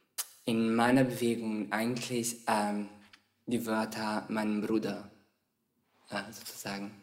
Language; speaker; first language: German; non-native, fluent; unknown